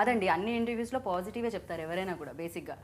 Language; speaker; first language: Telugu; native; Telugu